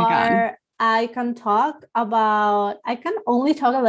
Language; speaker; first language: English; non-native, fluent; Spanish